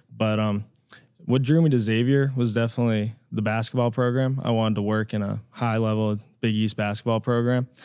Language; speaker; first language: English; native; English